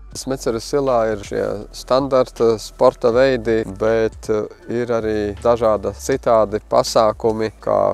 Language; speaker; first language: Latvian; native; Latvian